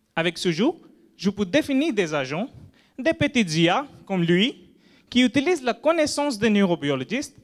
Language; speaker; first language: French; non-native, fluent; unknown